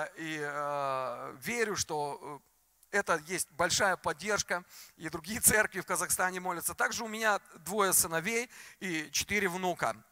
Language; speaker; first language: Russian; native; Russian